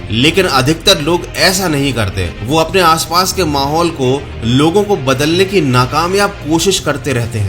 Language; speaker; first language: Hindi; native; Hindi